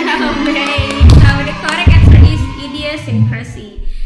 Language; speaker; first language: English; non-native, fluent; Indonesian